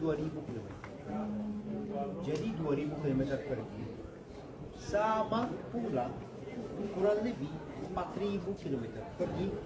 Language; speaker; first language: Indonesian; non-native, fluent; Arabic